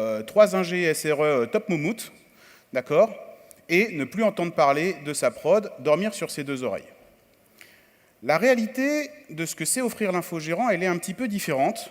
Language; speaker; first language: French; native; French